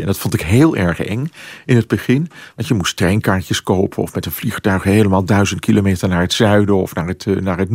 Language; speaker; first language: Dutch; native; Dutch